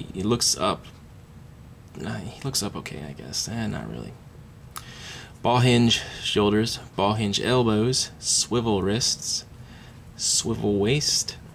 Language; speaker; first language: English; native; English